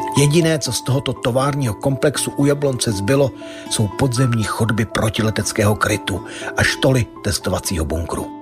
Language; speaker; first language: Czech; native; Czech